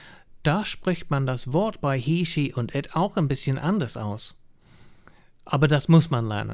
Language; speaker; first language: German; non-native, fluent; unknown